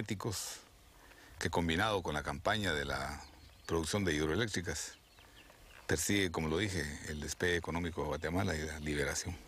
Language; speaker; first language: Spanish; native; Spanish